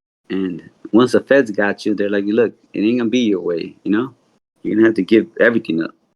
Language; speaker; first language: English; native; English